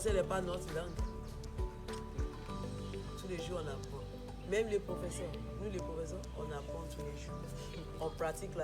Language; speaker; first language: French; non-native, fluent; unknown